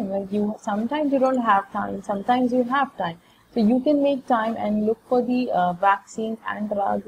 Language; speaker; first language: English; non-native, local second language; Hindi